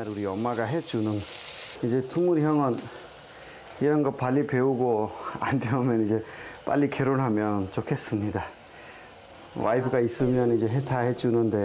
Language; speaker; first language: Korean; non-native, fluent; Hindi